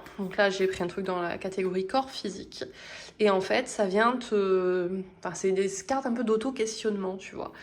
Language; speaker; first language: French; native; French